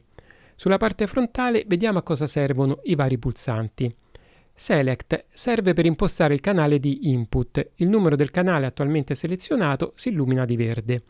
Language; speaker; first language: Italian; native; Italian